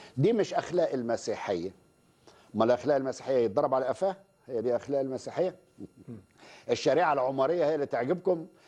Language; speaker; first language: Arabic; native; Arabic